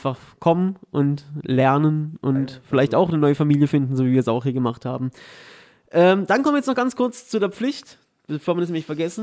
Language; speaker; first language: German; native; German